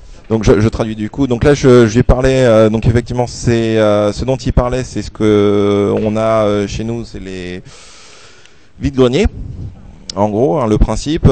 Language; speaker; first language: French; native; French